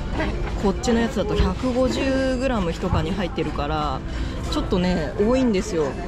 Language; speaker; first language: Japanese; native; Japanese